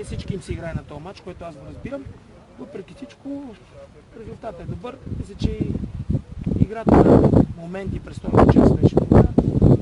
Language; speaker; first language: Bulgarian; native; Bulgarian